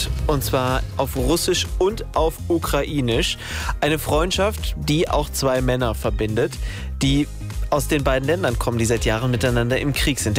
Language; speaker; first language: German; native; German